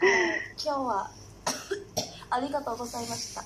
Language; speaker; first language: Japanese; non-native, learner; Thai